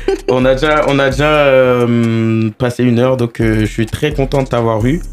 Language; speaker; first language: French; native; French